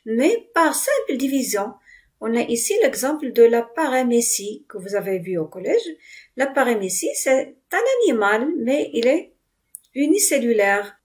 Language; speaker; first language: French; non-native, local second language; Arabic